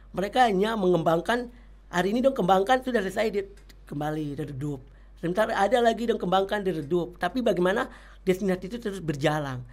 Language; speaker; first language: Indonesian; native; Indonesian